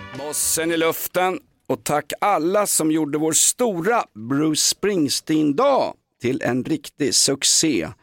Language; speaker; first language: Swedish; native; Swedish